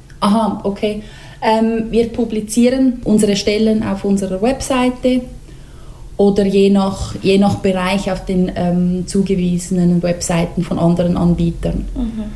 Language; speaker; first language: German; native; German